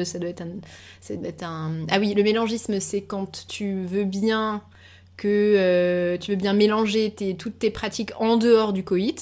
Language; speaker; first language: French; native; French